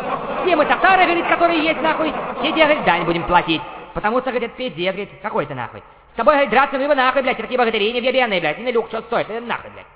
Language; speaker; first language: Russian; native; Russian